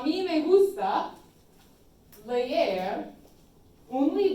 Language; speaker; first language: Spanish; non-native, fluent; English